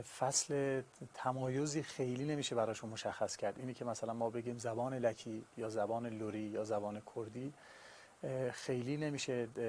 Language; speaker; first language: Persian; non-native, local second language; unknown